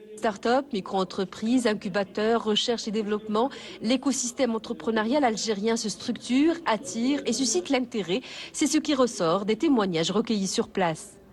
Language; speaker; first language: French; non-native, local second language; Arabic